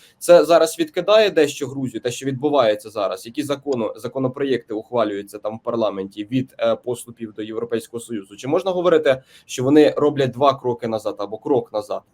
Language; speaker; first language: Ukrainian; native; Ukrainian